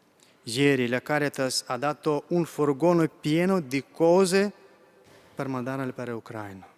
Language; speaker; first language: Italian; non-native, fluent; Ukrainian